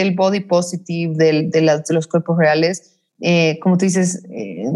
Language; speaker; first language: Spanish; native; Spanish